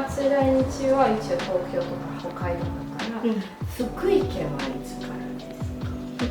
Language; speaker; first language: Japanese; non-native, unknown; English